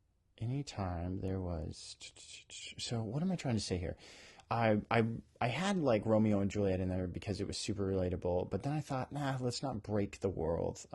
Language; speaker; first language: English; native; English